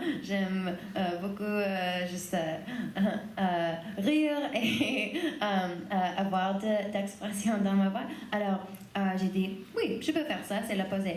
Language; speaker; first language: French; non-native, learner; English